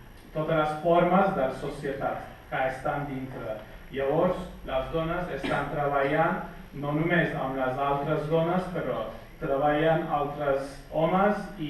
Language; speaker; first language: Catalan; non-native, fluent; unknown